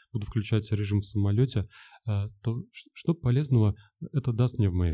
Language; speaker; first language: Russian; native; Russian